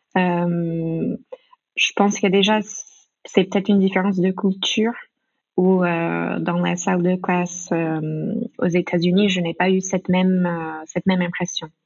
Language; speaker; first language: French; non-native, fluent; English